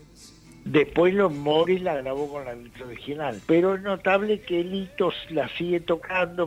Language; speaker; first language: Spanish; native; Spanish